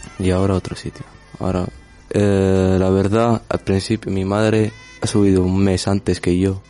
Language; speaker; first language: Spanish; non-native, learner; Arabic